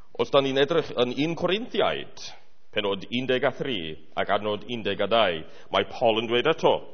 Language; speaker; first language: Welsh; non-native, fluent; English